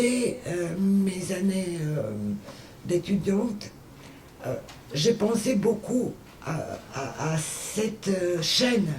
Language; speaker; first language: French; non-native, fluent; Serbian